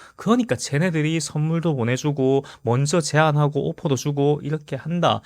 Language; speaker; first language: Korean; native; Korean